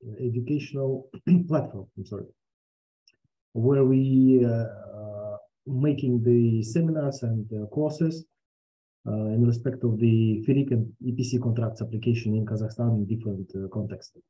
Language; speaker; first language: English; non-native, fluent; Russian